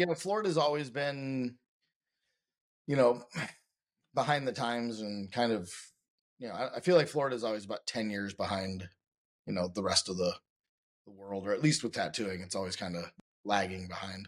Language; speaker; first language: English; native; English